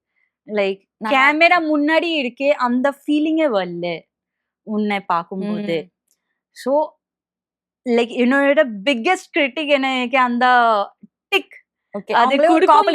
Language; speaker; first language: Tamil; non-native, local second language; Bangla